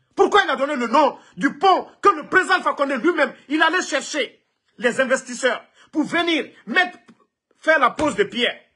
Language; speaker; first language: French; non-native, local second language; Mandingo